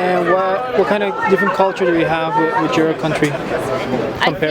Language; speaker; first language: English; non-native, learner; Spanish